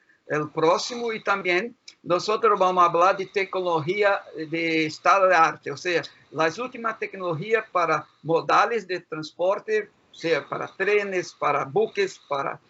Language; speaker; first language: Spanish; non-native, fluent; Portuguese